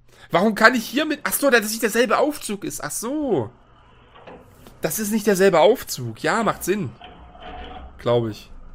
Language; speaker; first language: German; native; German